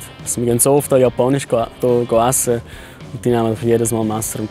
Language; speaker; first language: German; native; German